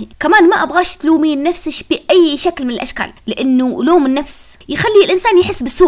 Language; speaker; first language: Arabic; native; Arabic